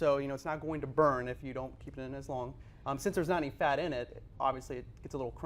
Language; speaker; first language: English; native; English